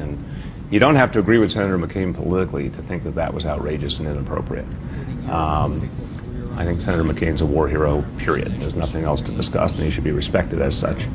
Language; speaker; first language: English; native; English